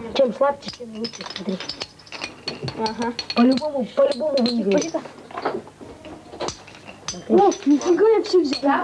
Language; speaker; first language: Russian; non-native, local second language; Yakut